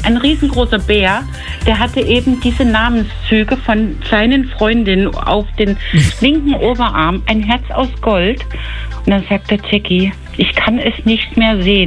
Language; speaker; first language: German; native; German